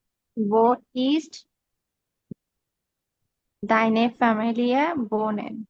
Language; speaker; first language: German; non-native, learner; Bangla